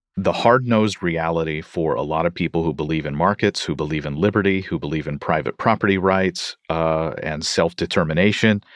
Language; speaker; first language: English; native; English